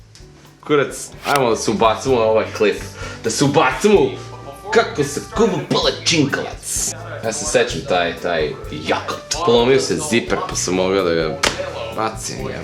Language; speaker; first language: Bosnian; early bilingual, heritage; English